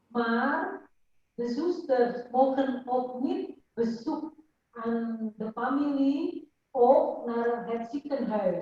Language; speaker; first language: Dutch; non-native, fluent; Indonesian